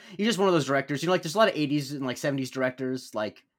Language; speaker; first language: English; native; English